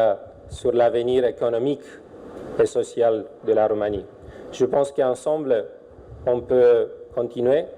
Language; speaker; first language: French; non-native, fluent; Romanian